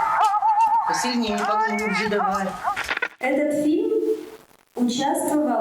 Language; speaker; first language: Russian; native; Russian